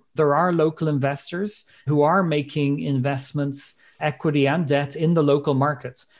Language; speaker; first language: English; native; English